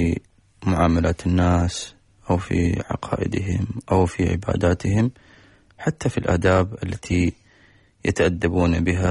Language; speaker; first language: Arabic; native; Arabic